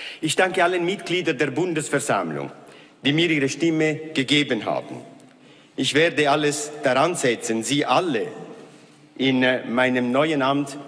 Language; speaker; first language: German; non-native, local second language; Italian